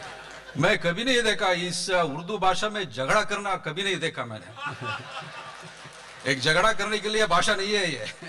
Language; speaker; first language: Hindi; non-native, local second language; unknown